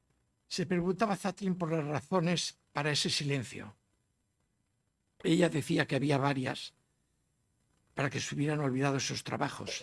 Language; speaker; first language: Spanish; native; Spanish